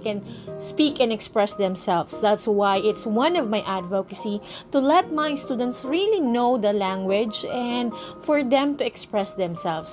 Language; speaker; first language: English; non-native, local second language; Filipino